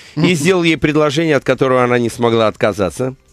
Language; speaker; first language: Russian; native; Russian